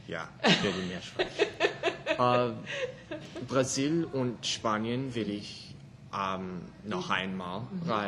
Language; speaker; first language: German; non-native, learner; English